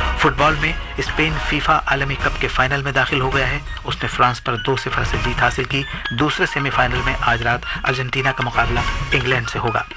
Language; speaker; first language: Urdu; native; Urdu